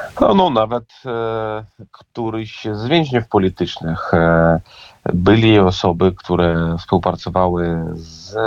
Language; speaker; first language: Polish; non-native, fluent; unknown